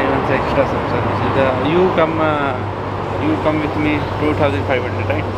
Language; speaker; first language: English; non-native, local second language; Hindi